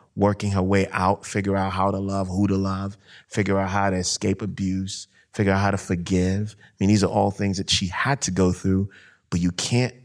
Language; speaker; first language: English; non-native, local second language; Akan